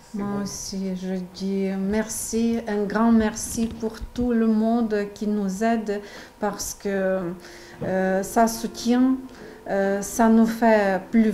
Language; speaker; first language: French; non-native, learner; Ukrainian